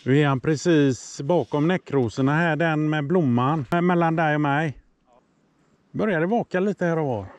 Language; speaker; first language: Swedish; native; Swedish